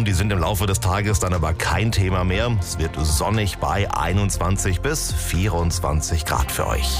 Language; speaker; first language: German; native; German